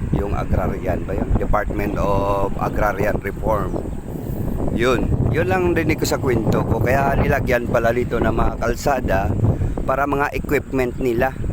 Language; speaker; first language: Filipino; non-native, local second language; Cebuano